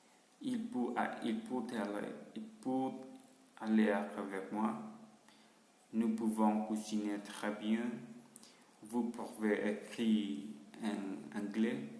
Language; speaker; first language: French; non-native, learner; Spanish